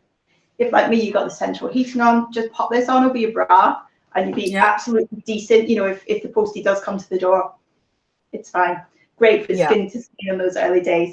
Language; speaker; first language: English; native; English